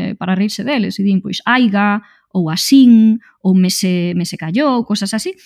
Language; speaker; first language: Galician; native; Galician